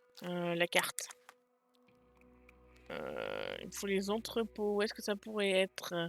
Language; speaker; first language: French; native; French